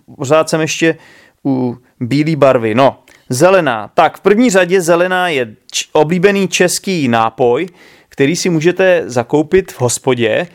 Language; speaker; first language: Czech; native; Czech